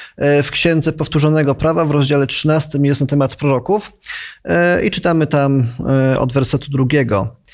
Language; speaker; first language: Polish; native; Polish